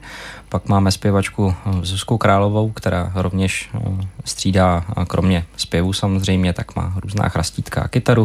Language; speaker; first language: Czech; native; Czech